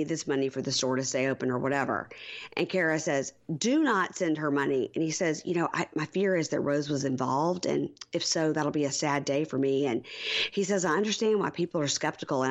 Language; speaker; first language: English; native; English